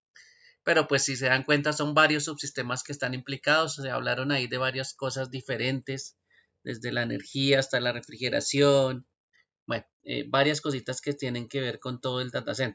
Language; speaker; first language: Spanish; native; Spanish